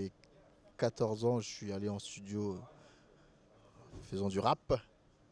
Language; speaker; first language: French; non-native, local second language; Malagasy